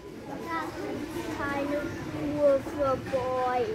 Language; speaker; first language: German; early bilingual, other home language; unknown